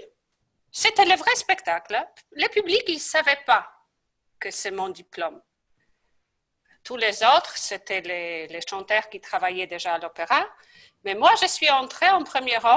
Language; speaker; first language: French; non-native, fluent; Polish